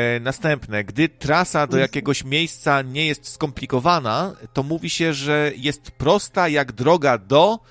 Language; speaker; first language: Polish; native; Polish